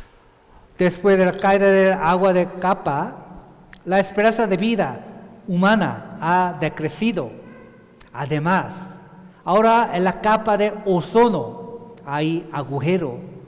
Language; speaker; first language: Spanish; non-native, fluent; Korean